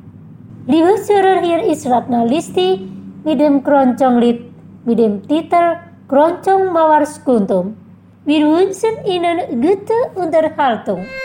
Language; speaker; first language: German; non-native, fluent; Indonesian